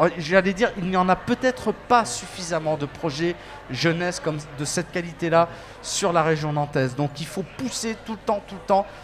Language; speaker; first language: French; native; French